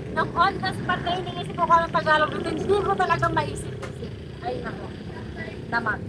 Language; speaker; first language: Filipino; non-native, local second language; Pampanga